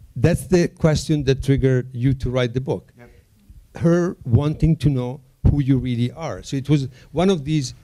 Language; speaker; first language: English; non-native, fluent; Italian